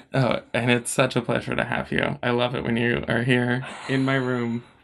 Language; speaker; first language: English; native; English